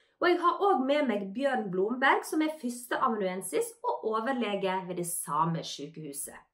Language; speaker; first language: Norwegian; native; Norwegian